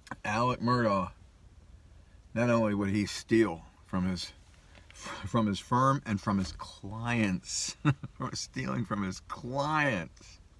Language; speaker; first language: English; native; English